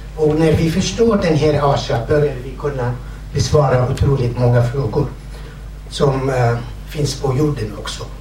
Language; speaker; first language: Swedish; non-native, fluent; Kurdish